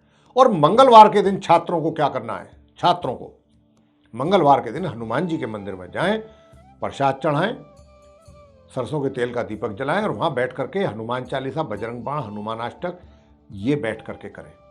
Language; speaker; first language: Hindi; native; Hindi